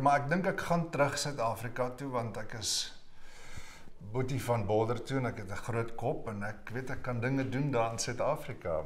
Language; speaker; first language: Afrikaans; native; Afrikaans